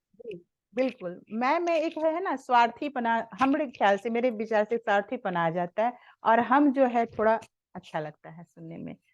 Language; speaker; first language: Hindi; native; Hindi